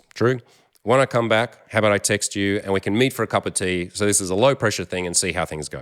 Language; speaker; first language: English; native; English